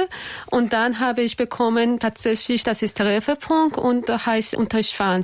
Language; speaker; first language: German; non-native, learner; Persian